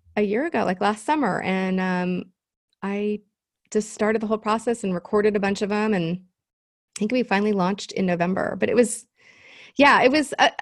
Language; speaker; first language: English; native; English